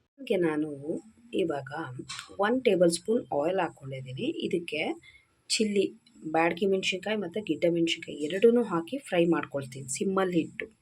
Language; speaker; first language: Kannada; native; Kannada